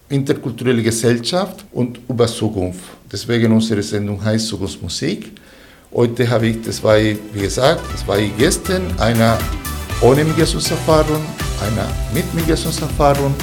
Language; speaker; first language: German; non-native, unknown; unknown